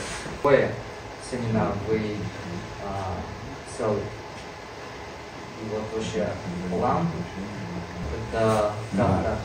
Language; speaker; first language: Russian; non-native, learner; Chinese